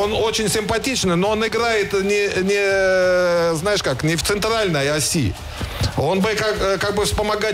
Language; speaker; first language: Russian; native; Russian